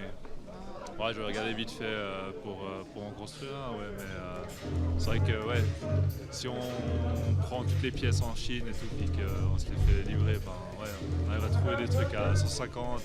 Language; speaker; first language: French; native; French